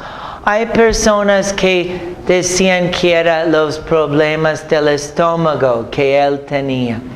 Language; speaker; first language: Spanish; non-native, fluent; English